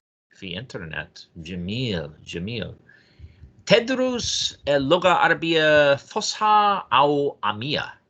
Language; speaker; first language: Arabic; non-native, fluent; English